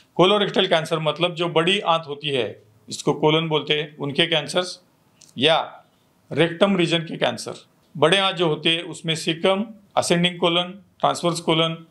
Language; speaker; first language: Hindi; non-native, local second language; Marathi